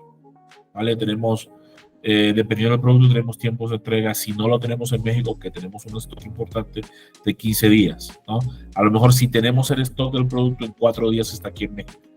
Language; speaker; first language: Spanish; native; Spanish